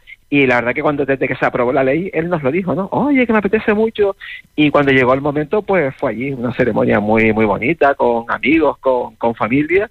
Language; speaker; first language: Spanish; native; Spanish